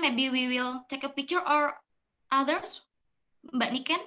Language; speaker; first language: English; non-native, learner; Indonesian